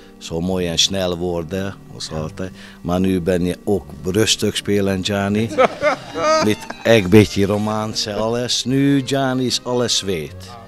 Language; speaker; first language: Dutch; non-native, learner; Hungarian